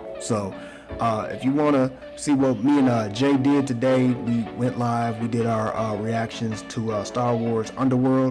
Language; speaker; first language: English; native; English